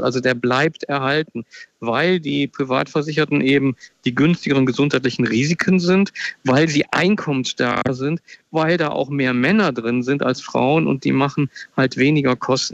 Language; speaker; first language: German; native; German